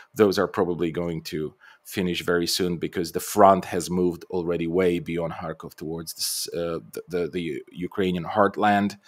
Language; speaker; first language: English; non-native, fluent; Bulgarian